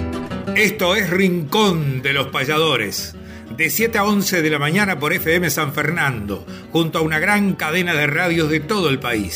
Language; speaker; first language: Spanish; native; Spanish